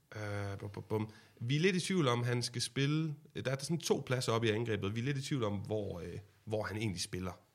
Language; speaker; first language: Danish; native; Danish